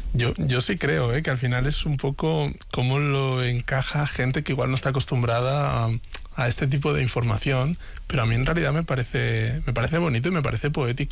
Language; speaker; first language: Spanish; native; Spanish